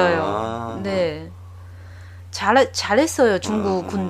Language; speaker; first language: Korean; non-native, learner; Chinese